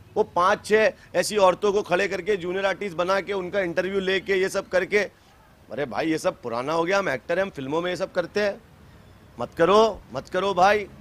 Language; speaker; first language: Hindi; native; Hindi